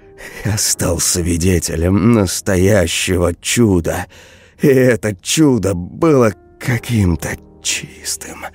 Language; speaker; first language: Russian; native; Russian